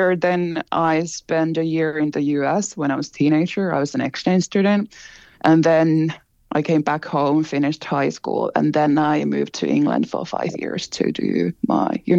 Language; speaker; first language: English; non-native, fluent; Finnish